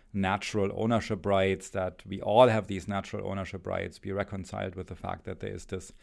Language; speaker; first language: English; non-native, fluent; German